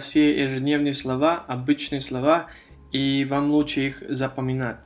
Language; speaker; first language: Russian; non-native, fluent; Spanish